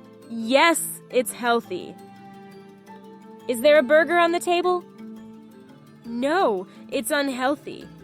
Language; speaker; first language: English; non-native, fluent; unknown